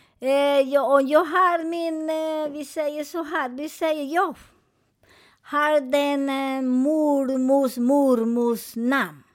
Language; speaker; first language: Swedish; non-native, fluent; Spanish